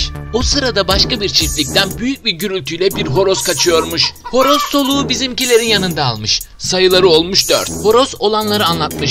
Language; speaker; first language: Turkish; native; Turkish